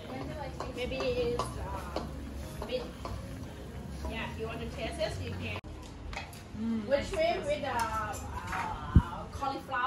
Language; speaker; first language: English; non-native, fluent; Thai